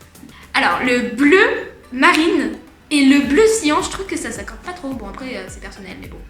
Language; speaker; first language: French; native; French